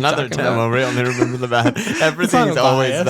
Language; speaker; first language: English; native; English